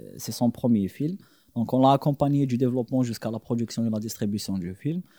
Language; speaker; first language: French; non-native, local second language; Arabic